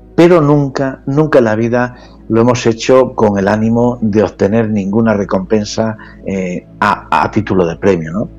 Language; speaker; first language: Spanish; native; Spanish